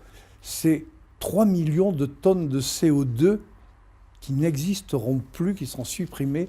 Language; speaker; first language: French; native; French